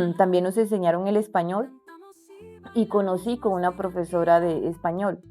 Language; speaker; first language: Spanish; non-native, local second language; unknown